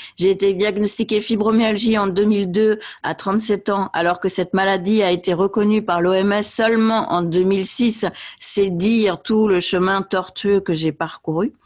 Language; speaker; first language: French; native; French